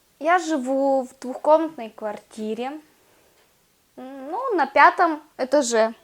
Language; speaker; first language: Russian; native; Russian